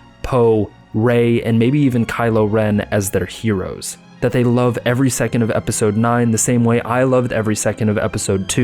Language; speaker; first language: English; native; English